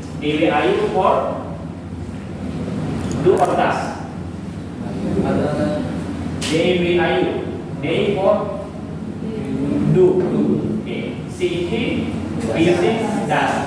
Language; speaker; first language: English; non-native, fluent; Indonesian